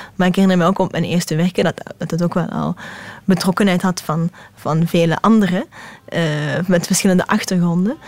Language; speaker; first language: Dutch; native; Dutch